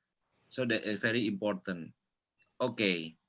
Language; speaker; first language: English; non-native, local second language; Indonesian